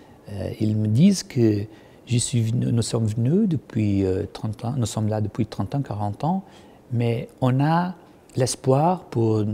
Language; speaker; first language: French; non-native, fluent; Portuguese